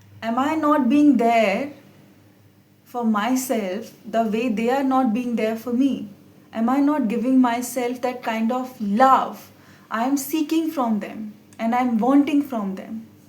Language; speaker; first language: English; non-native, local second language; Hindi